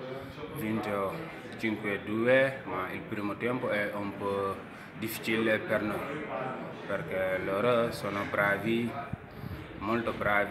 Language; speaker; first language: Italian; non-native, learner; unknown